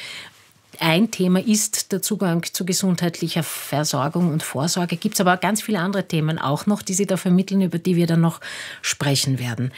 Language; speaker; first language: German; native; German